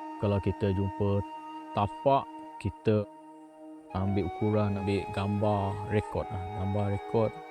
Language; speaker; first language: Malay; non-native, local second language; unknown